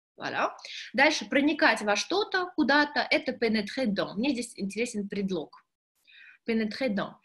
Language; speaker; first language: Russian; native; Russian